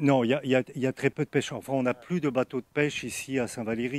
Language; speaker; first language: French; native; French